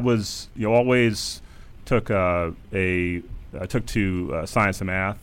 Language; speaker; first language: English; native; English